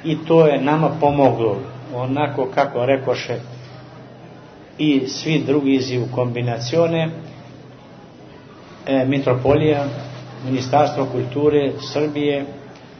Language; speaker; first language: Serbian; early bilingual, heritage; Serbian